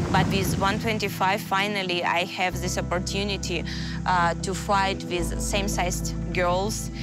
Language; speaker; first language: English; non-native, fluent; Russian